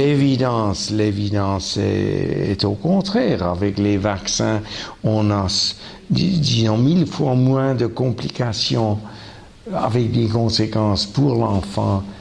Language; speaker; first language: French; non-native, local second language; German